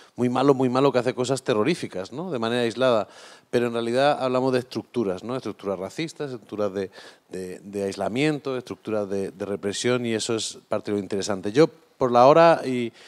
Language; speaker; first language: Spanish; native; Spanish